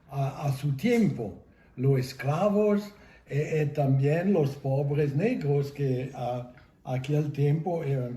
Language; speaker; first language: Spanish; non-native, fluent; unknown